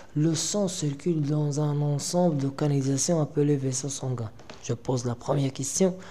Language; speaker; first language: French; non-native, local second language; Arabic